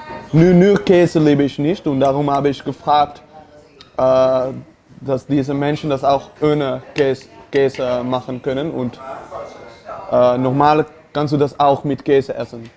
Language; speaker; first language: German; non-native, learner; Dutch